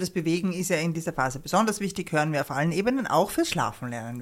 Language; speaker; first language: German; native; German